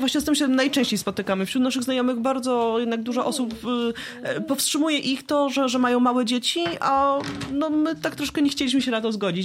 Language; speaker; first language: Polish; native; Polish